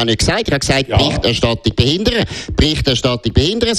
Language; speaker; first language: German; native; German